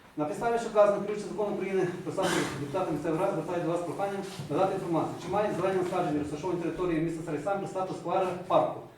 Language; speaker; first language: Ukrainian; native; Ukrainian